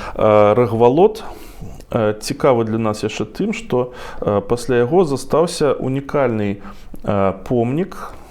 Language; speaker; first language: Belarusian; non-native, local second language; Russian